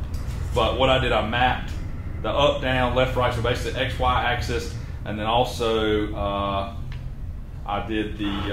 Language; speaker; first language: English; native; English